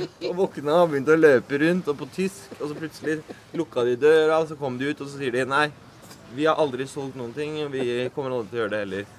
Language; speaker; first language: Norwegian; native; Norwegian